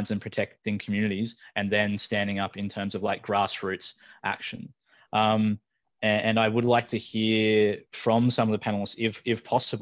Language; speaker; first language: English; native; English